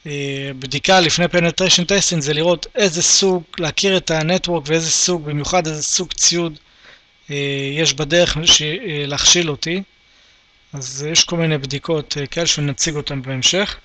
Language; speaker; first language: Hebrew; native; Hebrew